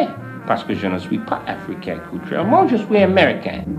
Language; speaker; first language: French; non-native, learner; English